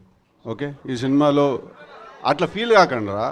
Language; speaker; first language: Telugu; native; Telugu